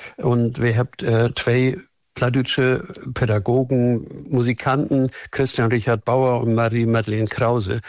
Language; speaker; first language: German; native; German